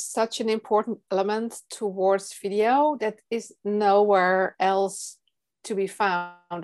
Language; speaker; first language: English; non-native, fluent; Dutch